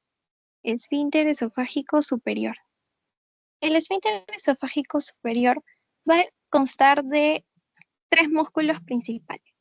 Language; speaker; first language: Spanish; native; Spanish